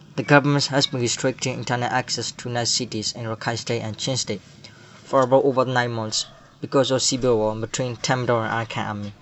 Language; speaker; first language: English; non-native, learner; Burmese